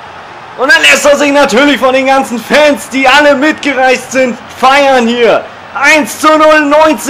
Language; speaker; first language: German; native; German